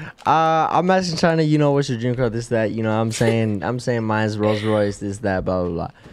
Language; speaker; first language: English; native; English